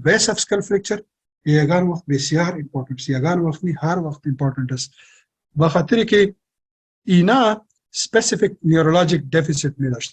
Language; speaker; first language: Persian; non-native, local second language; Pashto